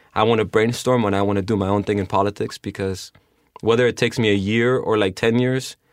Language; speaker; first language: English; early bilingual, other home language; Spanish